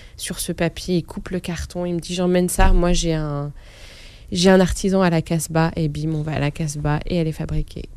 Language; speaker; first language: French; non-native, local second language; Arabic